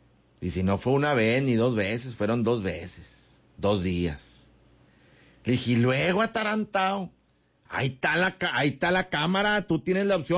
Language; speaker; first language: Spanish; native; Spanish